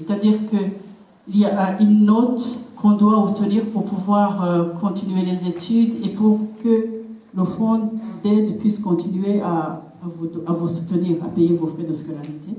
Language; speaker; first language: French; non-native, local second language; Kinyarwanda